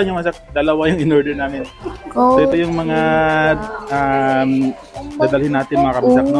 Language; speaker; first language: Filipino; non-native, local second language; Cebuano